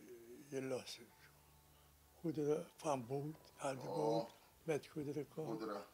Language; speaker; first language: Dutch; non-native, local second language; Sranan Tongo